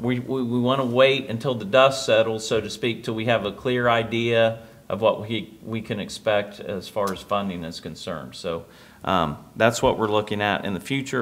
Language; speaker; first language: English; native; English